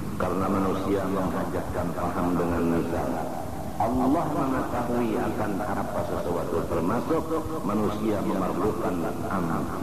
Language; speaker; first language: Malay; non-native, local second language; Banjar